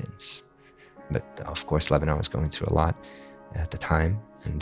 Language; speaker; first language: English; non-native, fluent; Arabic